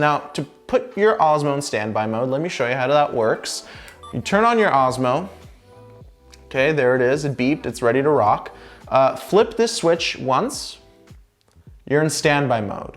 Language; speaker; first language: English; native; English